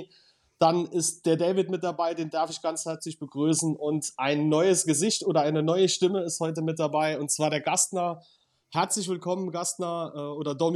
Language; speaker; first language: German; native; German